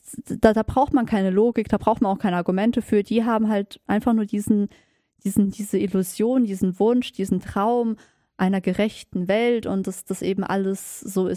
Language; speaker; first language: German; native; German